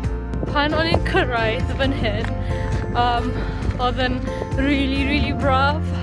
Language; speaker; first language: Welsh; non-native, learner; Malay